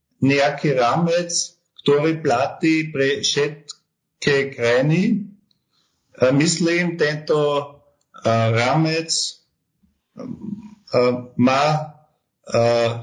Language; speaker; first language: Slovak; non-native, learner; German